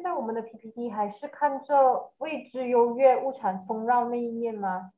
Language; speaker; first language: Chinese; native; Chinese